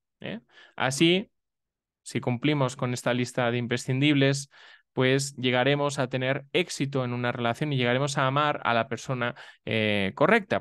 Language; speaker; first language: Spanish; native; Spanish